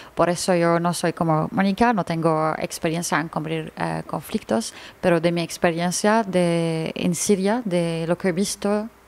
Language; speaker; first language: Spanish; non-native, learner; Arabic